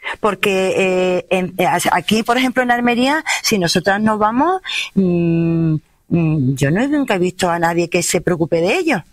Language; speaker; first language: Spanish; native; Spanish